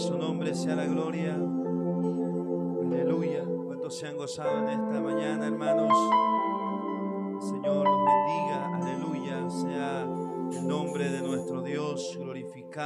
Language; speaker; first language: Spanish; native; Spanish